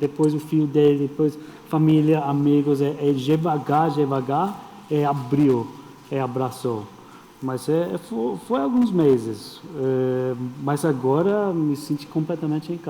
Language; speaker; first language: Portuguese; non-native, fluent; English